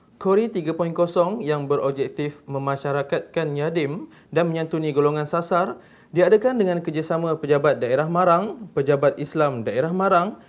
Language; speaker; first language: Malay; native; Malay